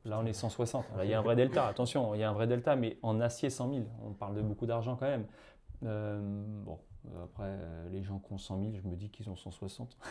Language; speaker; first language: French; native; French